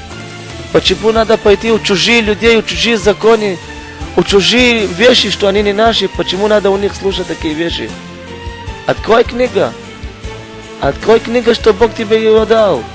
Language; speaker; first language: Russian; non-native, learner; Hebrew